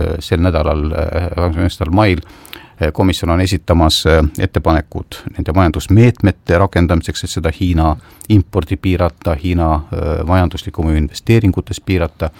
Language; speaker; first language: Estonian; native; Estonian